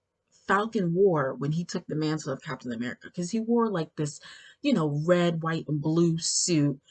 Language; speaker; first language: English; native; English